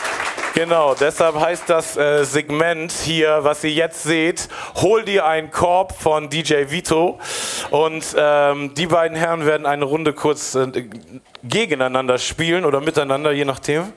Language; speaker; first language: German; native; German